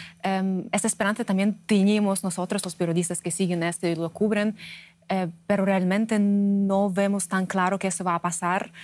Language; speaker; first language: Spanish; non-native, fluent; Russian